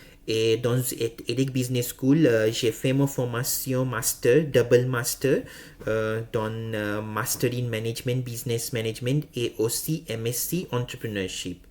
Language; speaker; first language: French; non-native, learner; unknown